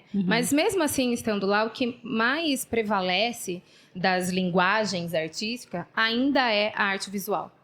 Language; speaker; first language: Portuguese; native; Portuguese